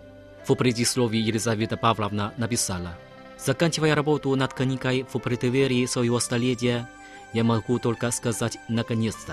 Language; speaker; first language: Russian; non-native, fluent; Chinese